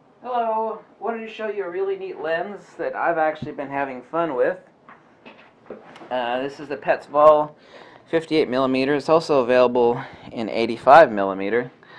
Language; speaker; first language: English; native; English